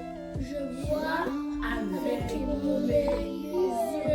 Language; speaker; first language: French; early bilingual, other home language; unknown